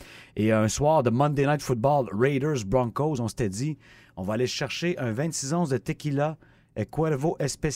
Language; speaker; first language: French; native; French